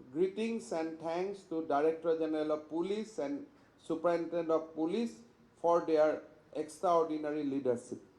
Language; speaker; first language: English; non-native, local second language; Assamese